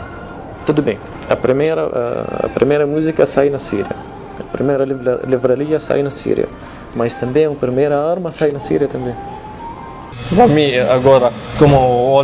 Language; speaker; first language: Portuguese; non-native, learner; Arabic